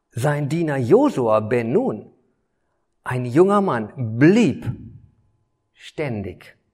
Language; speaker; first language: German; native; German